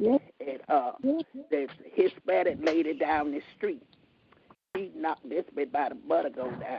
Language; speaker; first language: English; native; English